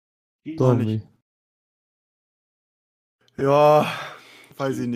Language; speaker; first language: German; native; German